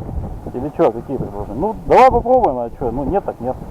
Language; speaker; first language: Russian; native; Russian